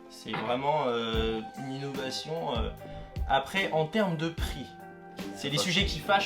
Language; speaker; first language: French; native; French